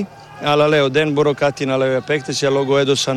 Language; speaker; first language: Greek; non-native, learner; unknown